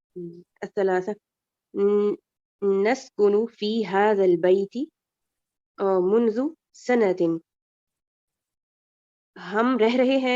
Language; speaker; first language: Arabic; non-native, learner; Urdu